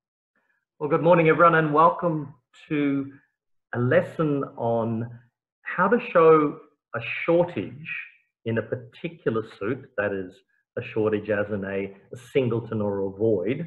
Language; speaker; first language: English; native; English